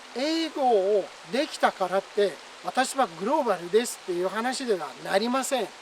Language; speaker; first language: Japanese; non-native, fluent; Persian